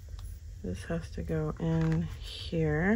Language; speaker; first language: English; native; English